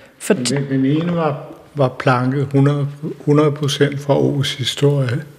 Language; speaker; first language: Danish; native; Danish